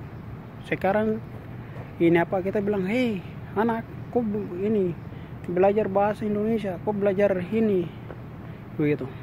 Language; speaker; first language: Indonesian; non-native, local second language; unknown